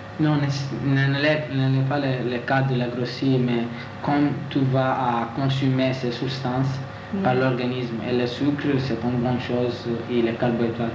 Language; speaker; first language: French; non-native, learner; Italian